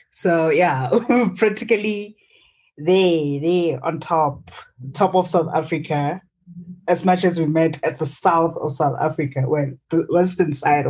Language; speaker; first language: English; non-native, local second language; Northern Sotho